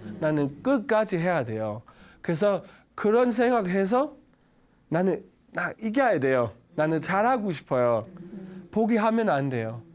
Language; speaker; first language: Korean; non-native, learner; Danish